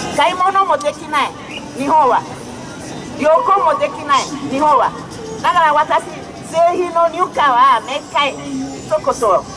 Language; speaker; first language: Japanese; non-native, learner; Igbo